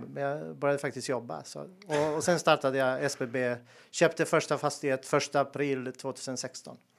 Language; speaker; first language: Swedish; non-native, fluent; Serbian